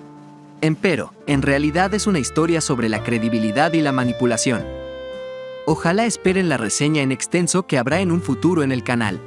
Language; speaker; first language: Spanish; native; Spanish